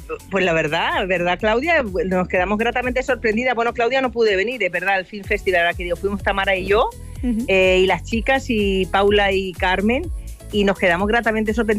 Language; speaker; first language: Spanish; native; Spanish